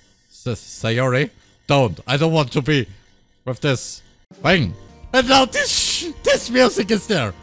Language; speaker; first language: English; non-native, learner; German